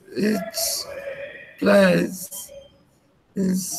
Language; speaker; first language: English; non-native, learner; Spanish